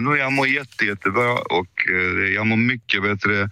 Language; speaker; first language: Swedish; early bilingual, other home language; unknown